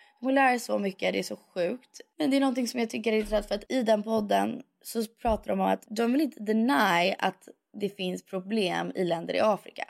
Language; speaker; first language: Swedish; early bilingual, heritage; Swedish